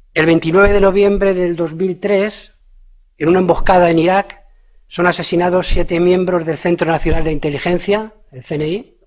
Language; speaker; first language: Spanish; native; Spanish